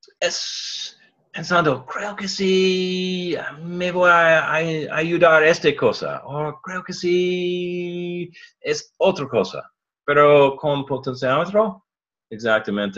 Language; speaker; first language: Spanish; non-native, learner; English